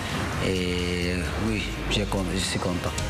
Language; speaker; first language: French; non-native, local second language; Wolof